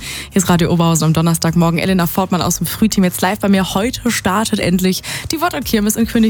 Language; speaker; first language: German; native; German